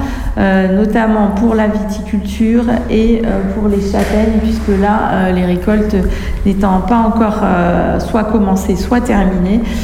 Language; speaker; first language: French; native; French